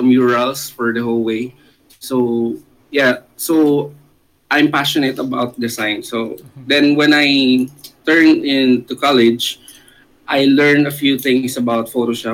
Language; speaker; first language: English; non-native, local second language; Filipino